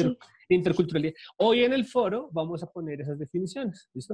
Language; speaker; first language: Spanish; native; Spanish